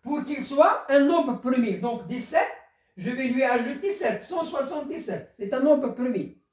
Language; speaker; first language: French; non-native, local second language; Arabic